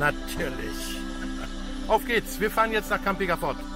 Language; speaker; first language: German; native; German